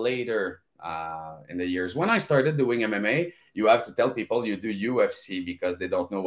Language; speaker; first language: English; non-native, fluent; French